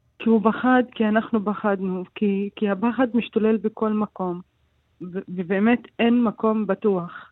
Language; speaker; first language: Hebrew; non-native, local second language; Arabic